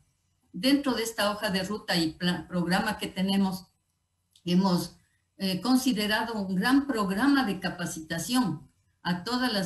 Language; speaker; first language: Spanish; native; Spanish